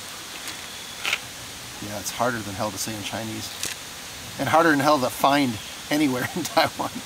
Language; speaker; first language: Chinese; non-native, fluent; English